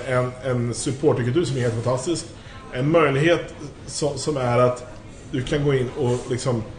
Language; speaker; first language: Swedish; native; Swedish